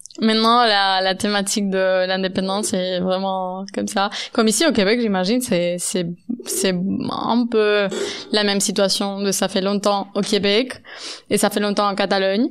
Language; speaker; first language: French; non-native, fluent; Catalan